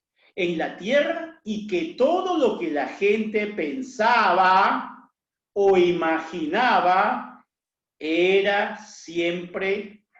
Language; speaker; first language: Spanish; native; Spanish